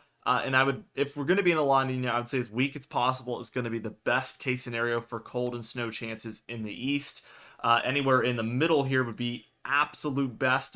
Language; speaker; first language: English; native; English